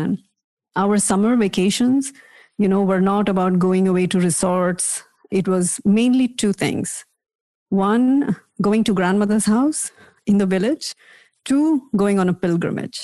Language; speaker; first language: English; non-native, local second language; Kannada